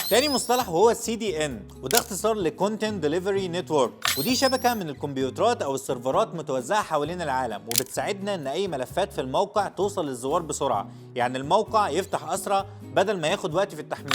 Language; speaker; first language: Arabic; native; Arabic